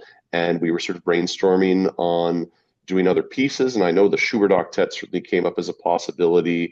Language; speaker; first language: English; native; English